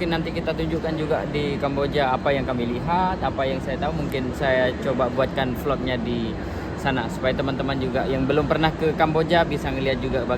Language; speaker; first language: Indonesian; non-native, local second language; Sasak